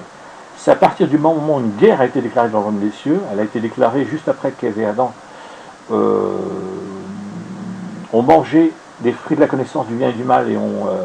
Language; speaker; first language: French; native; French